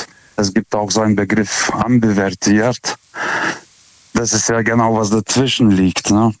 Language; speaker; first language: German; non-native, fluent; Lithuanian